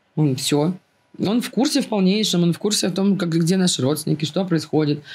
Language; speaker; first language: Russian; native; Russian